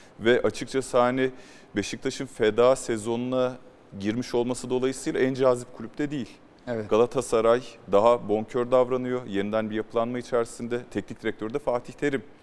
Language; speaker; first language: Turkish; native; Turkish